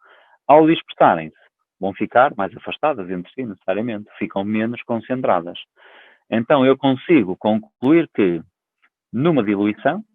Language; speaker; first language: Portuguese; native; Portuguese